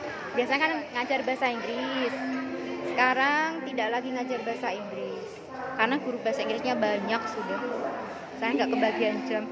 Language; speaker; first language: Indonesian; native; Indonesian